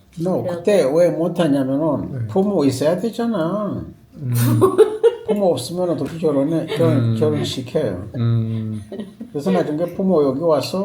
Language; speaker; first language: Korean; non-native, learner; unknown